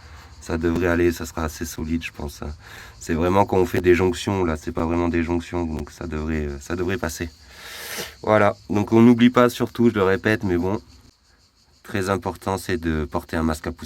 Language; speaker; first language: French; native; French